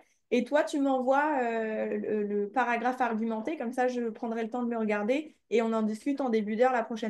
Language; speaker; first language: French; native; French